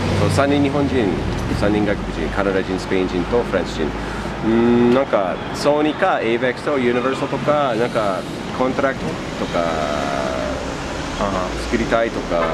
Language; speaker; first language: Japanese; non-native, learner; English